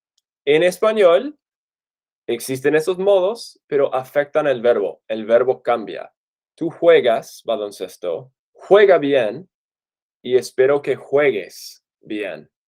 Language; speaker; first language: Spanish; non-native, fluent; English